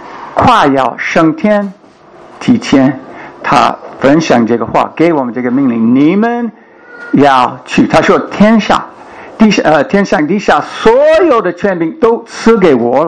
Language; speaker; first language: Chinese; non-native, fluent; English